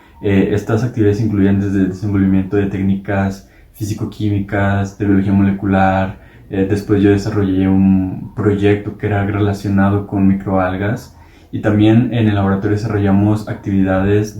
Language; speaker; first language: Spanish; native; Spanish